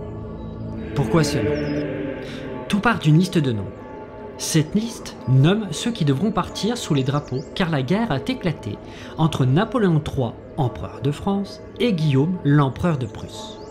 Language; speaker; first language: French; native; French